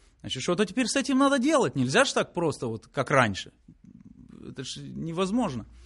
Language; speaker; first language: Russian; native; Russian